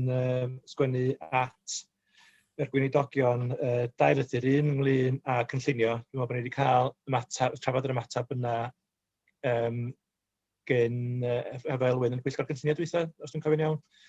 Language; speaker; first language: Welsh; native; Welsh